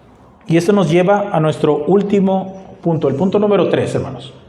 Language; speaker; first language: Spanish; native; Spanish